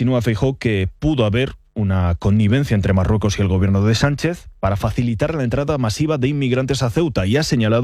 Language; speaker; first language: Spanish; native; Spanish